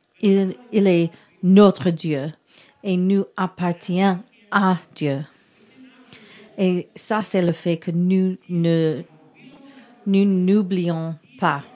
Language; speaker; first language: French; non-native, learner; English